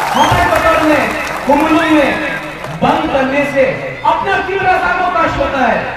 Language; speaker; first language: Hindi; non-native, local second language; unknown